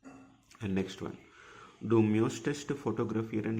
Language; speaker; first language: German; non-native, fluent; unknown